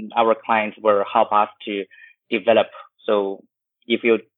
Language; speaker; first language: English; non-native, fluent; Chinese